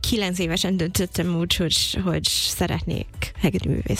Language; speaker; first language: Hungarian; non-native, fluent; English